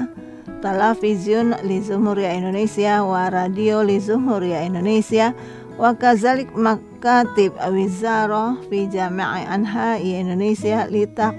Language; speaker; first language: Arabic; non-native, fluent; Indonesian